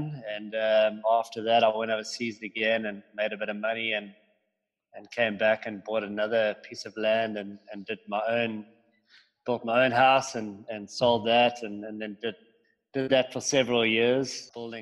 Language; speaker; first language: English; native; English